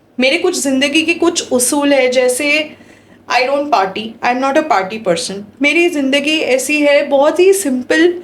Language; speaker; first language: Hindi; non-native, local second language; Marathi